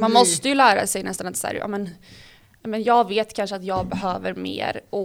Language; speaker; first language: Swedish; native; Swedish